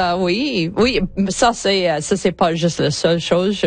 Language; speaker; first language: French; non-native, learner; English